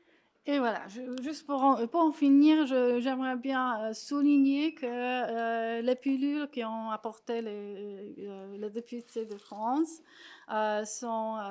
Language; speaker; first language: French; non-native, fluent; Polish